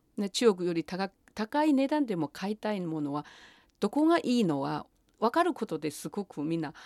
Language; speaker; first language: Japanese; non-native, fluent; Chinese